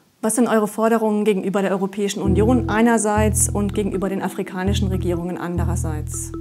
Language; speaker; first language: German; native; German